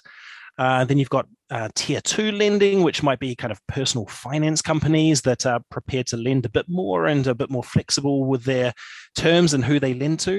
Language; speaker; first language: English; native; English